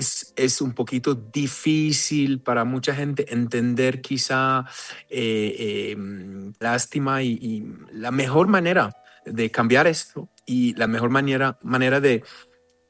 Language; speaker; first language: Spanish; non-native, fluent; Hebrew